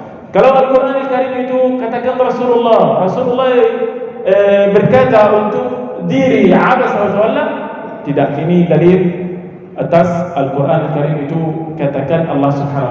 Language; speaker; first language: Indonesian; non-native, learner; Arabic